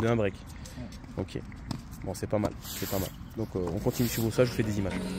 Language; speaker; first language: French; native; French